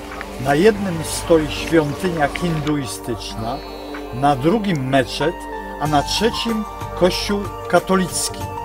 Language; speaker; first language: Polish; native; Polish